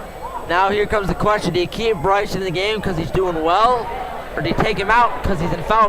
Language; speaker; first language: English; native; English